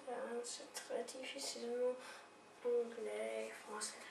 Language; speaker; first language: French; non-native, learner; English